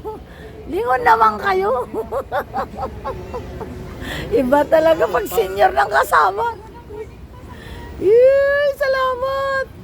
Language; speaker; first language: Filipino; non-native, local second language; Iloko